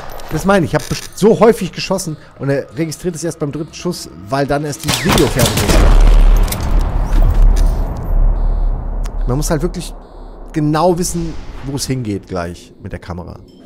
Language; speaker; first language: German; native; German